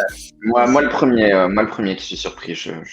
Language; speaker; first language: French; native; French